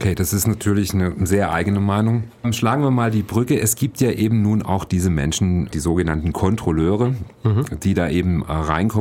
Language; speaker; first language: German; native; German